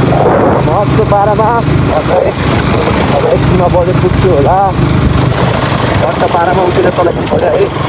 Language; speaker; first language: Nepali; native; Nepali